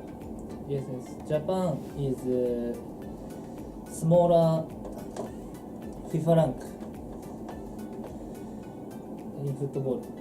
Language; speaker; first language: English; non-native, learner; Japanese